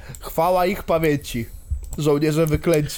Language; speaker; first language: Polish; native; Polish